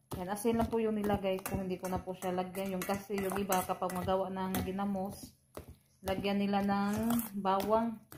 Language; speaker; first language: Filipino; non-native, local second language; Cebuano